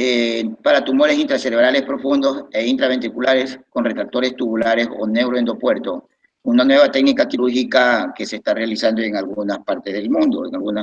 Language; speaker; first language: Spanish; native; Spanish